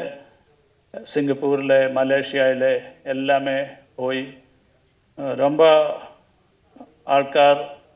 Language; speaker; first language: Tamil; non-native, learner; Malayalam